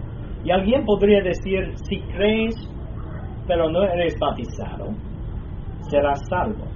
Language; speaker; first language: Spanish; non-native, fluent; English